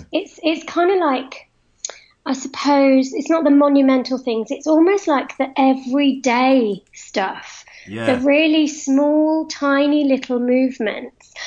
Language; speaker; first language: English; native; English